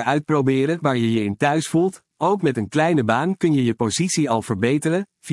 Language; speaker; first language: Dutch; native; Dutch